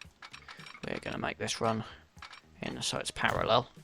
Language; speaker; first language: English; native; English